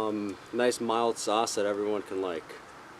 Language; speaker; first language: English; native; English